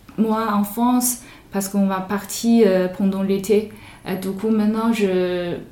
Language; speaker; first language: French; non-native, fluent; Chinese